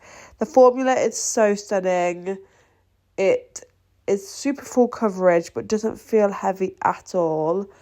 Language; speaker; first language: English; native; English